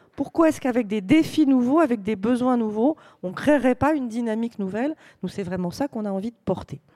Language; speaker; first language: French; native; French